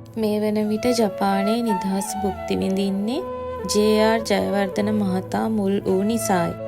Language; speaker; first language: Sinhala; native; Sinhala